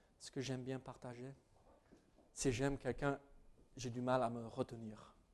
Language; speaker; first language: French; non-native, fluent; English